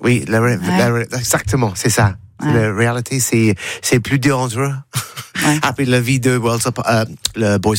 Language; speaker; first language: French; non-native, learner; English